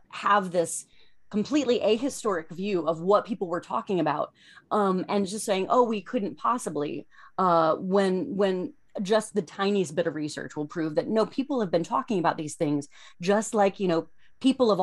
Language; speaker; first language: English; native; English